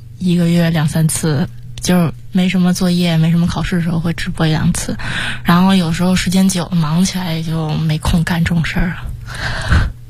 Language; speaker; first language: Chinese; native; Chinese